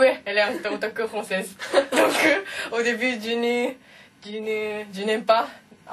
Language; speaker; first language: French; non-native, learner; Japanese